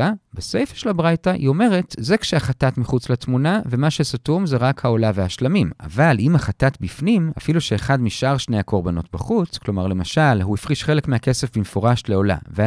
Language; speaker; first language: Hebrew; native; Hebrew